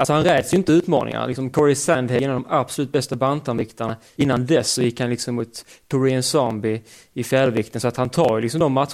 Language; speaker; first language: Swedish; native; Swedish